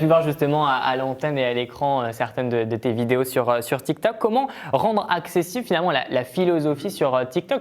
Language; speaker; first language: French; native; French